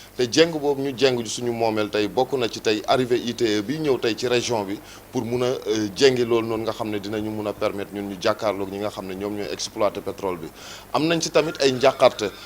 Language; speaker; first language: Wolof; non-native, local second language; Serer